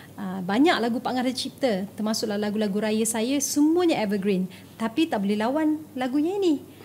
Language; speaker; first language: Malay; native; Malay